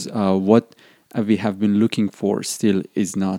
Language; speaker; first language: English; non-native, fluent; Persian